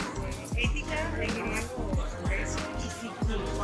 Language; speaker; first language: Spanish; non-native, fluent; Greek